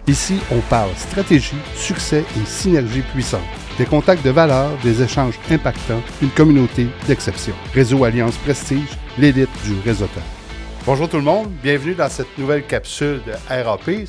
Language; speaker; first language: French; native; French